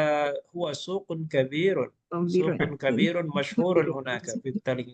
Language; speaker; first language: Arabic; non-native, fluent; Malay